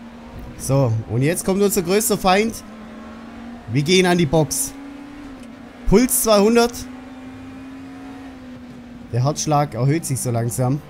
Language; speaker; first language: German; native; German